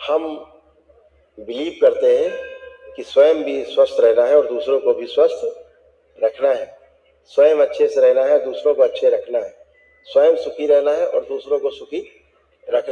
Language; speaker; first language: Hindi; native; Hindi